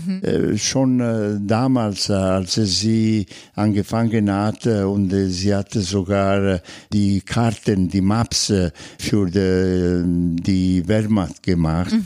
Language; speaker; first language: German; non-native, fluent; Italian